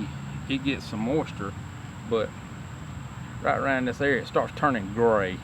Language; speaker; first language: English; native; English